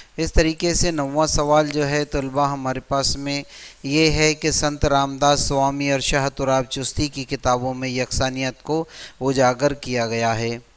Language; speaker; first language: Urdu; native; Urdu